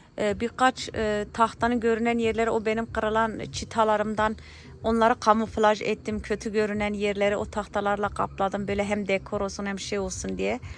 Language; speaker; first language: Turkish; early bilingual, heritage; Turkish